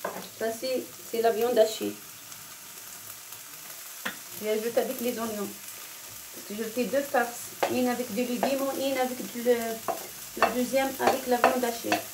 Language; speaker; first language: French; non-native, learner; Arabic